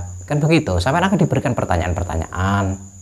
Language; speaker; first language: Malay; non-native, local second language; Javanese